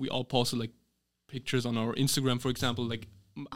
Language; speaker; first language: English; non-native, fluent; German